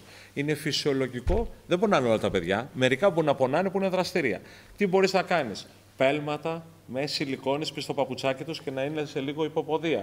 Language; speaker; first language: Greek; native; Greek